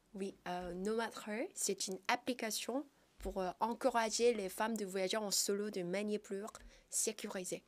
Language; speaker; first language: French; non-native, fluent; Korean